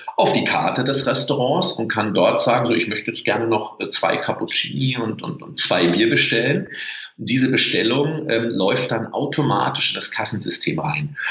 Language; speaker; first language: German; native; German